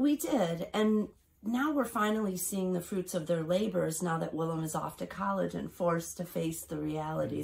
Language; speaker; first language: English; native; English